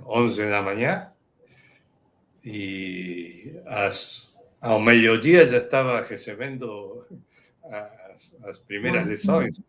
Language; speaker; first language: Portuguese; non-native, fluent; Spanish